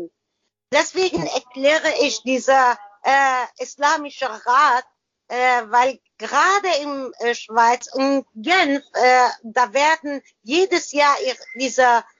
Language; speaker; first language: German; non-native, learner; Persian